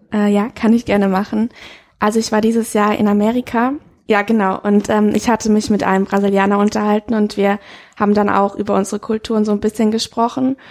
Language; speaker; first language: German; native; German